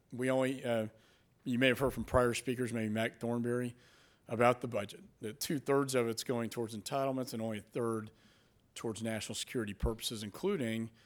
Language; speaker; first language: English; native; English